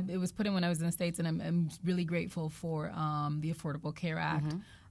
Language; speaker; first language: English; non-native, local second language; Igbo